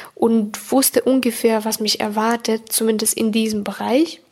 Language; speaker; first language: German; non-native, fluent; Serbian